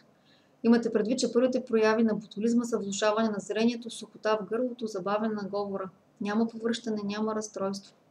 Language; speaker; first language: Bulgarian; native; Bulgarian